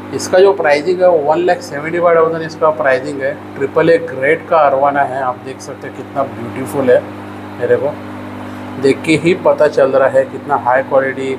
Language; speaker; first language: Hindi; non-native, local second language; Marathi